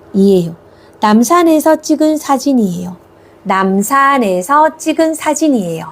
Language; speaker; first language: Korean; non-native, fluent; Thai